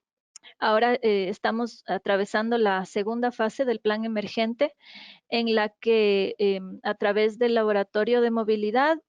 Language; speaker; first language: Spanish; native; Spanish